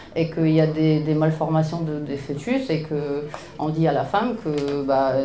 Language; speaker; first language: French; non-native, fluent; Polish